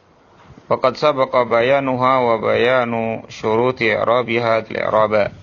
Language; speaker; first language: Arabic; non-native, fluent; Indonesian